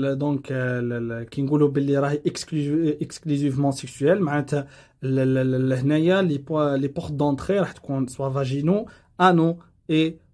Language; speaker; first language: French; non-native, local second language; Arabic